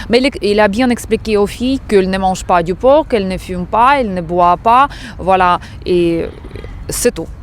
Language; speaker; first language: French; non-native, fluent; Ukrainian